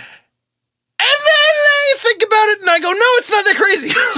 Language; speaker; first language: English; native; English